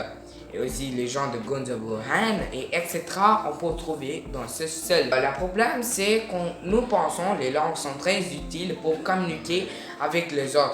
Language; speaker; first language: French; non-native, learner; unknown